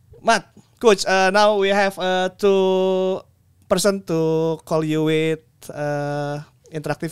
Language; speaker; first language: English; non-native, learner; Indonesian